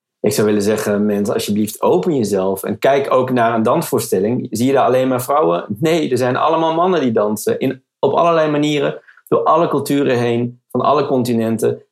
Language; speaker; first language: Dutch; native; Dutch